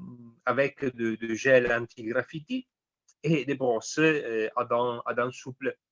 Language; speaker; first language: French; non-native, fluent; Italian